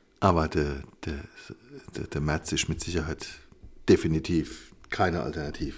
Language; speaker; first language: German; native; German